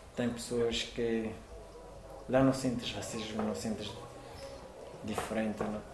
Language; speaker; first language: Portuguese; non-native, fluent; Persian